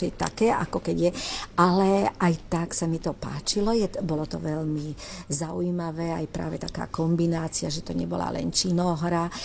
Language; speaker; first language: Slovak; native; Slovak